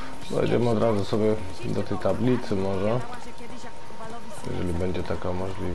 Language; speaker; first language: Polish; native; Polish